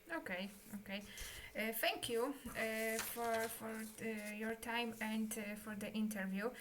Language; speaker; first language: English; non-native, learner; Polish